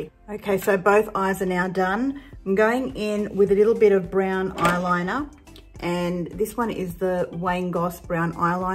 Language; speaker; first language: English; native; English